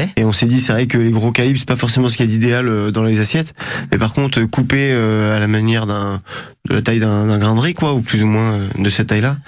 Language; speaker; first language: French; native; French